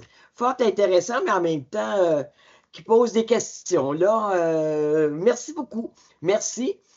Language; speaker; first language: French; native; French